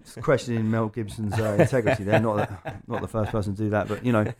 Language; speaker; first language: English; native; English